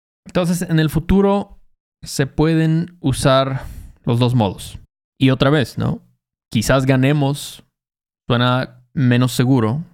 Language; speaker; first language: Spanish; native; Spanish